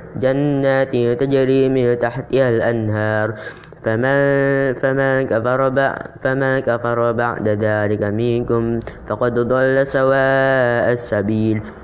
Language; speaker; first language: Arabic; non-native, learner; Indonesian